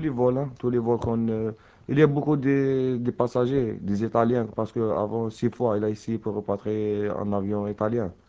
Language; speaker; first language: French; non-native, learner; Arabic